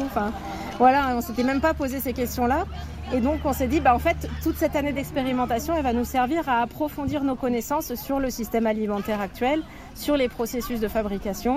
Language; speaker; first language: French; native; French